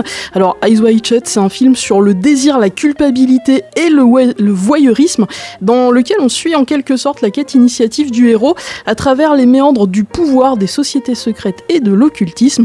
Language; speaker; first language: French; native; French